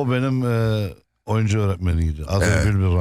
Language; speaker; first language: Turkish; non-native, fluent; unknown